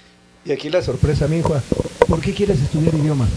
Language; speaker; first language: Spanish; native; Spanish